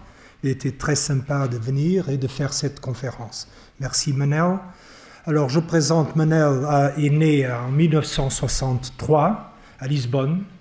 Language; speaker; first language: French; non-native, fluent; Portuguese